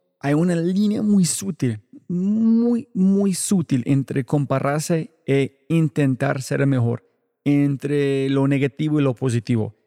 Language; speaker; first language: Spanish; non-native, fluent; English